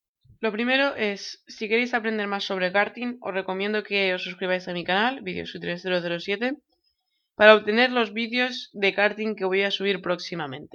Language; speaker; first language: Spanish; native; Spanish